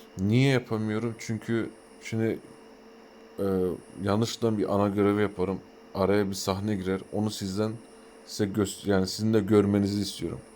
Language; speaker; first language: Turkish; early bilingual, heritage; Turkish